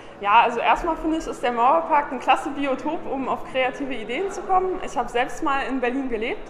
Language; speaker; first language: German; native; German